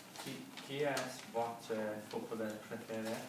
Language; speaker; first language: French; non-native, learner; English